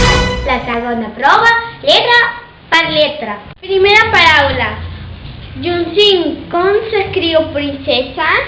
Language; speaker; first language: Catalan; non-native, learner; Spanish